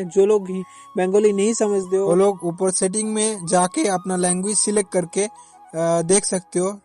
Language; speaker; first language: Hindi; non-native, local second language; Bangla